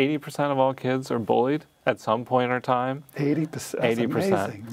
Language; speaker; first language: English; native; English